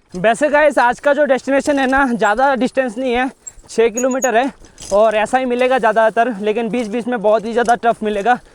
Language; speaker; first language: Hindi; non-native, local second language; Bangla